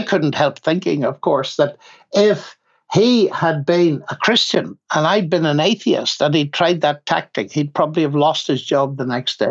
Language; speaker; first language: English; native; English